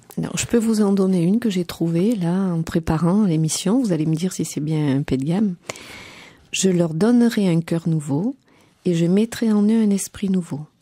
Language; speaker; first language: French; native; French